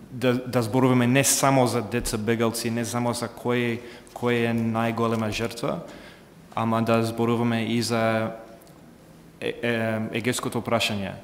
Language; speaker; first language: Macedonian; non-native, fluent; English